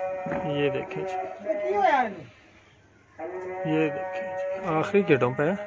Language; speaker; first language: Hindi; non-native, local second language; Punjabi